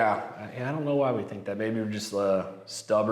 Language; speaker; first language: English; native; English